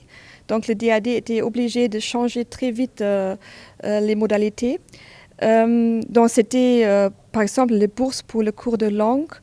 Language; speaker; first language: French; non-native, fluent; German